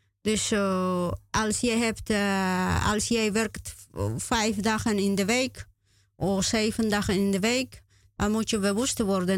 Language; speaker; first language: Dutch; non-native, learner; Spanish